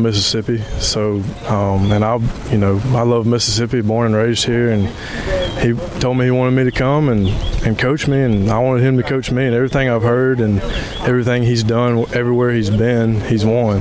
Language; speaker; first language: English; native; English